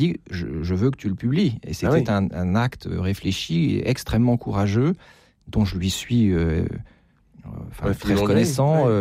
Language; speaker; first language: French; native; French